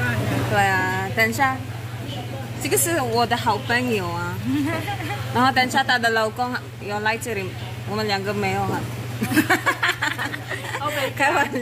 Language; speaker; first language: Chinese; non-native, learner; Filipino